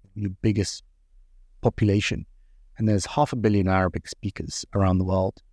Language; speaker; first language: English; native; English